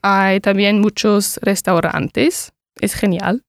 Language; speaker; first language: Spanish; non-native, learner; English